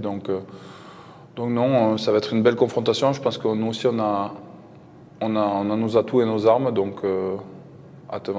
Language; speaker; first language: French; native; French